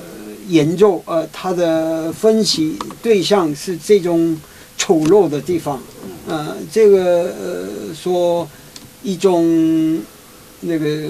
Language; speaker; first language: Chinese; non-native, fluent; Korean